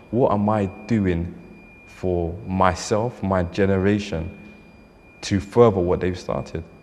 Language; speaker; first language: English; native; English